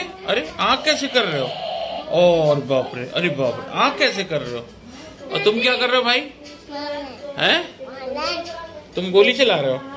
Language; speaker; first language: Hindi; native; Hindi